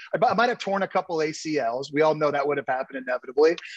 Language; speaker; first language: English; native; English